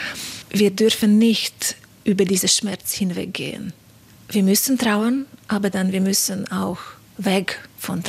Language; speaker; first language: German; non-native, fluent; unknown